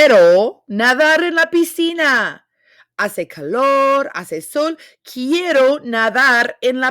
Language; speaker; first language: Spanish; non-native, fluent; English